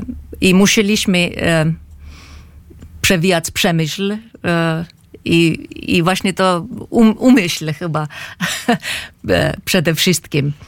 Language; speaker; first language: Polish; non-native, fluent; Finnish